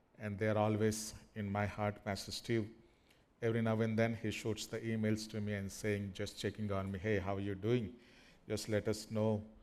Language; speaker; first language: English; non-native, fluent; Telugu